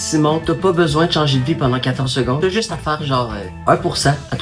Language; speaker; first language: French; native; French